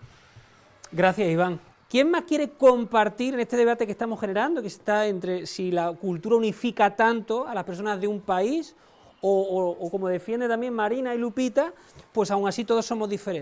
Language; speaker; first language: Spanish; native; Spanish